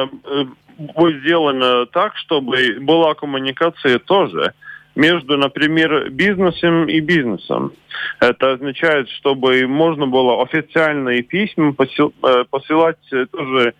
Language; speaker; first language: Russian; non-native, local second language; Latvian